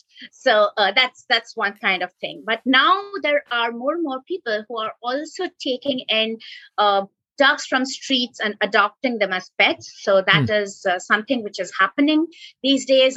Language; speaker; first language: English; non-native, local second language; Bangla